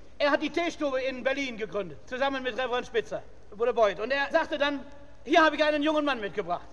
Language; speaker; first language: German; native; German